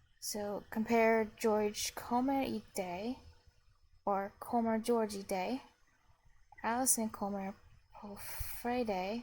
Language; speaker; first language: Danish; non-native, learner; English